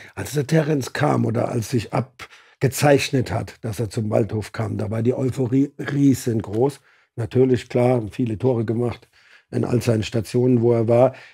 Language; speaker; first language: German; native; German